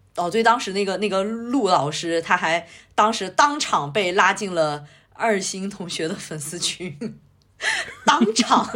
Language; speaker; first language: Chinese; native; Chinese